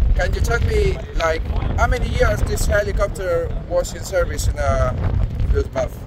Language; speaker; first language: English; non-native, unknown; Spanish